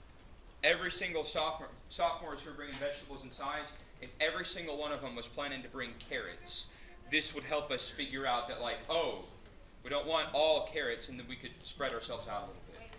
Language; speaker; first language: English; native; English